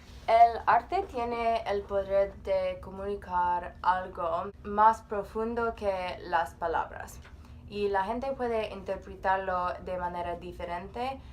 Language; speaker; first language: Spanish; non-native, learner; English